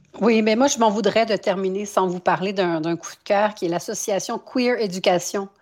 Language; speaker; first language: French; native; French